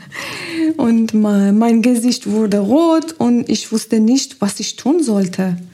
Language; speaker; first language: German; non-native, fluent; Persian